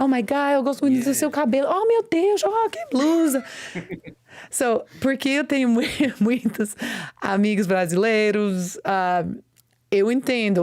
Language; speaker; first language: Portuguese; non-native, learner; English